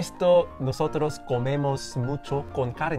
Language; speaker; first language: Spanish; non-native, fluent; Korean